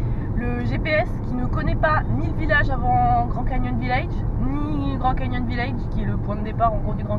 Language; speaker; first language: French; native; French